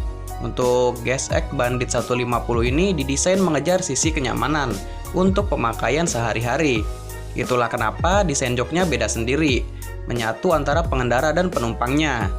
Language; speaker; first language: Indonesian; native; Indonesian